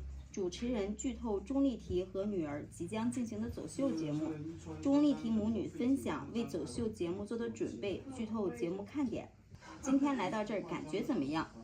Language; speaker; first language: Chinese; native; Chinese